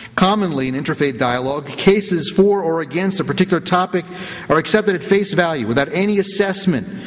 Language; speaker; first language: English; native; English